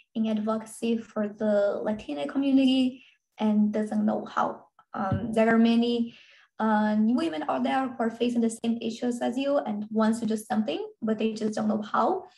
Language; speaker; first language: English; non-native, fluent; Portuguese